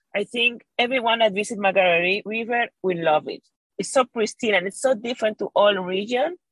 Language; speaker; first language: English; non-native, fluent; Spanish